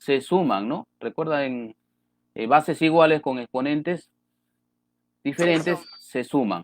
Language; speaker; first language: Spanish; native; Spanish